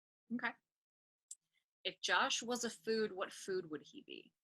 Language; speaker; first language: English; native; English